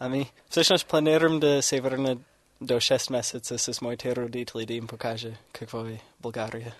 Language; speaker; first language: Bulgarian; non-native, fluent; English